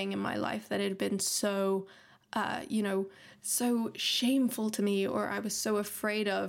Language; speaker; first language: English; non-native, local second language; Cantonese